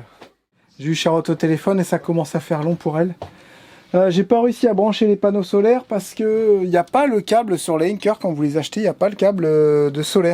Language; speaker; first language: French; native; French